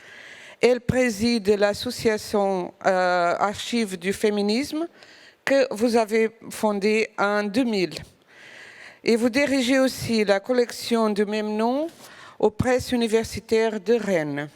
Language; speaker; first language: French; non-native, fluent; Portuguese